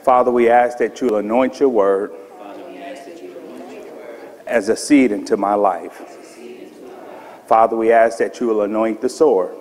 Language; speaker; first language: English; native; English